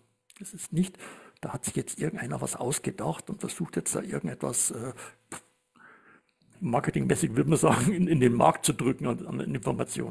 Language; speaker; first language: German; native; German